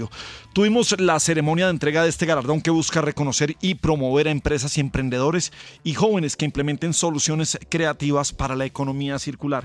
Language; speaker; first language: Spanish; native; Spanish